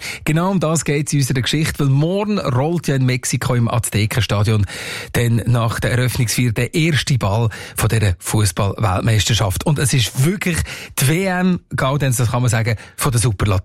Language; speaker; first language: German; native; German